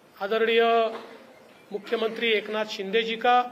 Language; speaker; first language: Hindi; non-native, local second language; Marathi